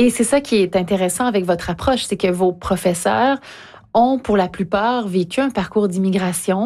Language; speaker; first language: French; native; French